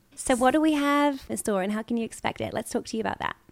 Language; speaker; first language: English; native; English